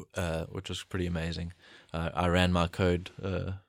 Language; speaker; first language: English; native; English